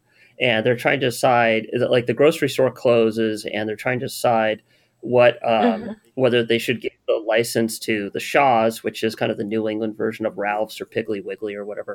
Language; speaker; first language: English; native; English